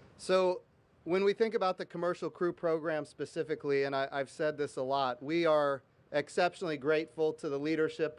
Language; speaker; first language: English; native; English